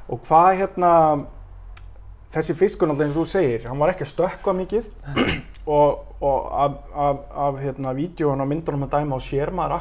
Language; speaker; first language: Icelandic; native; Icelandic